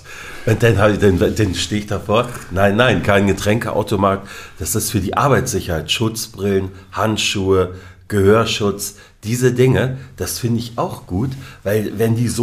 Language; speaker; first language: German; native; German